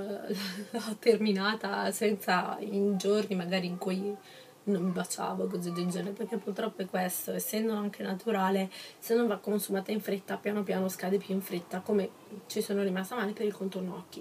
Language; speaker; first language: Italian; native; Italian